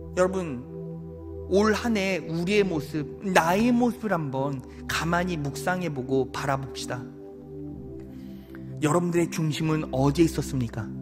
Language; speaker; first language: Korean; native; Korean